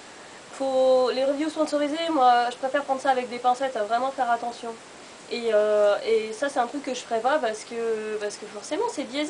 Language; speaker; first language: French; native; French